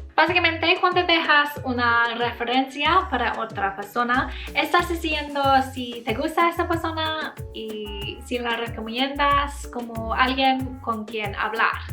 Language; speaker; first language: Spanish; non-native, learner; English